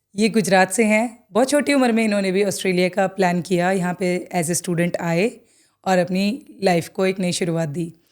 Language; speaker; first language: Hindi; native; Hindi